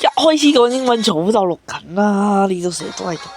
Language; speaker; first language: Chinese; early bilingual, heritage; Cantonese